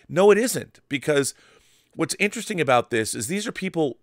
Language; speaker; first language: English; native; English